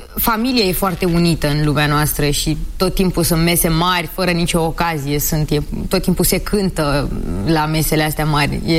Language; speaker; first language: Romanian; non-native, local second language; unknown